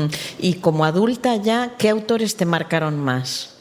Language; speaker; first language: Spanish; native; Spanish